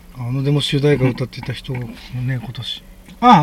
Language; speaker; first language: Japanese; native; Japanese